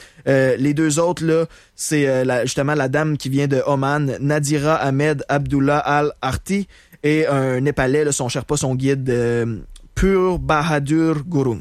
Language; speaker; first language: French; native; French